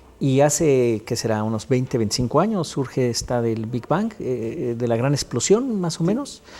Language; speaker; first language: Spanish; native; Spanish